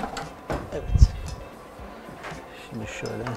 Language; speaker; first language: Turkish; native; Turkish